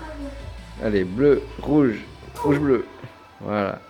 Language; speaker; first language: French; native; French